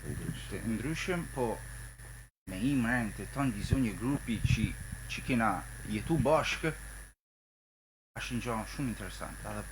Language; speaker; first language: Albanian; early bilingual, heritage; Albanian